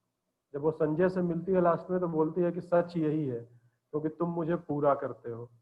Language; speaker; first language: Hindi; native; Hindi